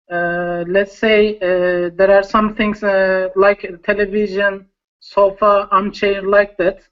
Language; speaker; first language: English; non-native, learner; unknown